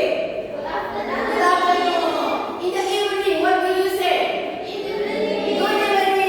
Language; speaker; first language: English; non-native, fluent; Indonesian